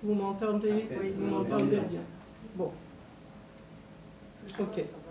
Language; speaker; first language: French; non-native, fluent; Persian